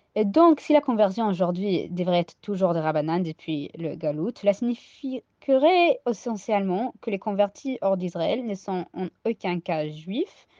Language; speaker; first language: French; non-native, fluent; English